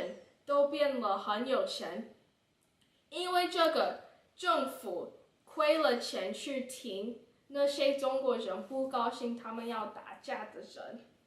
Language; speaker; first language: Chinese; non-native, learner; English